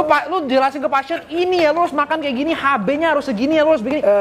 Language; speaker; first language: Indonesian; early bilingual, heritage; Indonesian